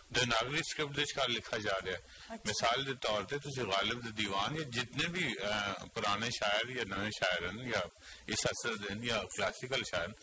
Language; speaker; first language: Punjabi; non-native, local second language; Northern Hindko